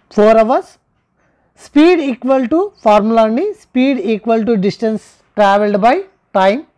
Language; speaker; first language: English; non-native, local second language; Telugu